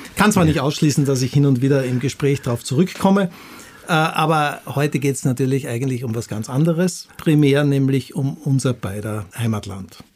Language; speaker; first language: German; native; German